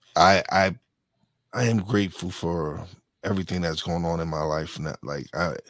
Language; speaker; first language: English; native; English